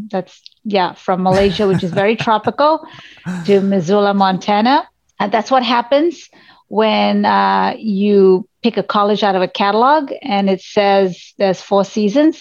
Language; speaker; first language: English; non-native, local second language; Tamil